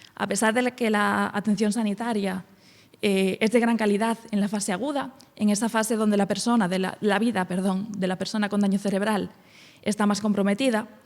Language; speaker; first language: Spanish; native; Spanish